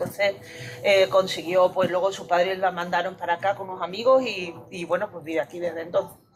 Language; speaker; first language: Spanish; native; Spanish